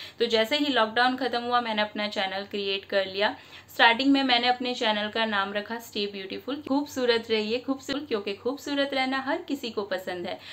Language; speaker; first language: Hindi; non-native, local second language; Bangla